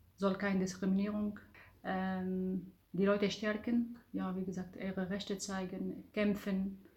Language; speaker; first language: German; non-native, learner; Arabic